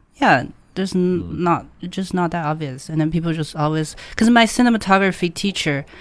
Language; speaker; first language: English; non-native, fluent; Chinese